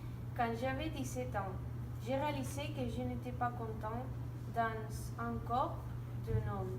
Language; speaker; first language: French; non-native, learner; Spanish